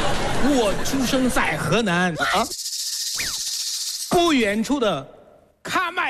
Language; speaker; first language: Chinese; non-native, fluent; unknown